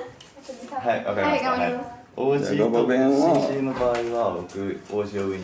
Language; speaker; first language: Japanese; native; Japanese